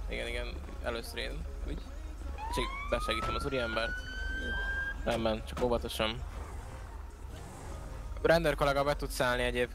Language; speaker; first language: Hungarian; native; Hungarian